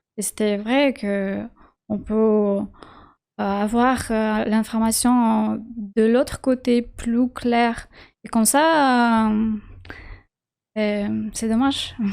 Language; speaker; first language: French; non-native, learner; Russian